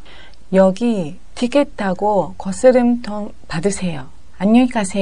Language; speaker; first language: Korean; non-native, learner; Japanese